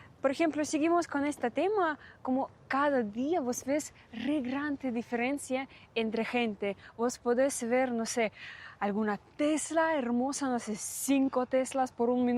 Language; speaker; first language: Spanish; non-native, fluent; Russian